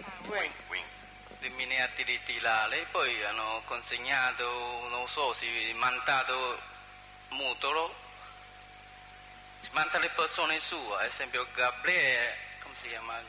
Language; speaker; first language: Italian; non-native, learner; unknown